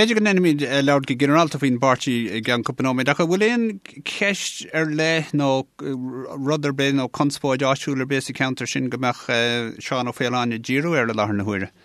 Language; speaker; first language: Irish; non-native, local second language; English